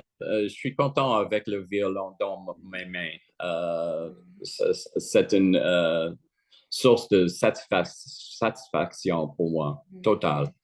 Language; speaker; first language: French; non-native, fluent; English